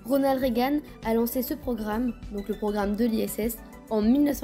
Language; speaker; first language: French; native; French